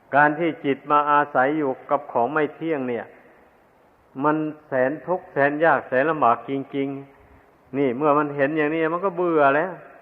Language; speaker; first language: Thai; native; Thai